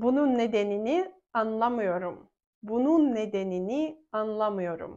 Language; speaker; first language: Turkish; non-native, fluent; Russian